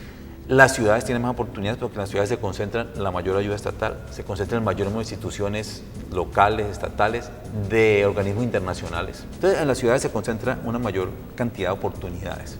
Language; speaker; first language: Spanish; native; Spanish